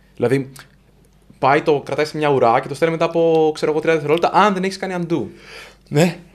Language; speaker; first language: Greek; native; Greek